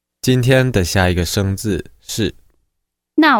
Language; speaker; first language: Chinese; non-native, fluent; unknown